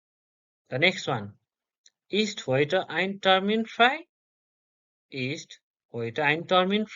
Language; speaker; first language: German; non-native, learner; English